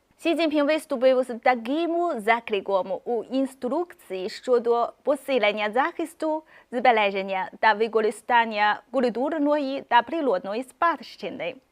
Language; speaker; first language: Ukrainian; non-native, fluent; Chinese